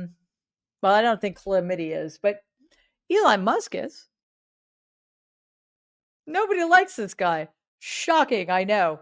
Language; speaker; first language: English; native; English